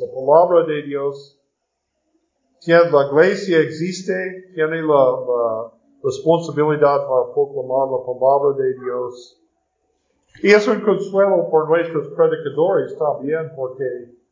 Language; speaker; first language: Spanish; non-native, learner; English